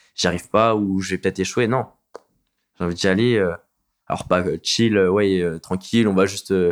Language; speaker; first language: French; native; French